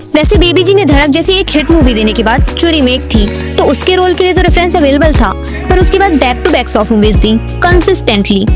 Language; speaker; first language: Hindi; native; Hindi